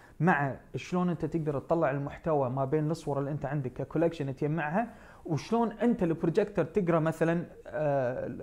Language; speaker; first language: Arabic; native; Arabic